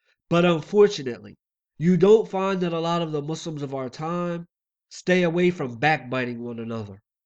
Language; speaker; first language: English; native; English